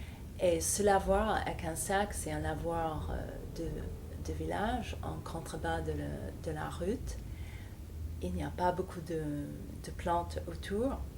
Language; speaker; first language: French; non-native, fluent; English